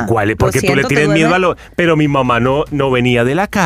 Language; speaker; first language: Spanish; native; Spanish